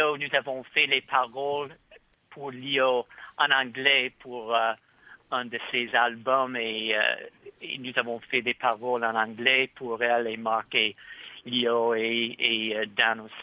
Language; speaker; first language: French; non-native, fluent; English